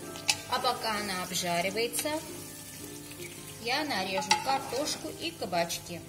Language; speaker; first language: Russian; non-native, fluent; Armenian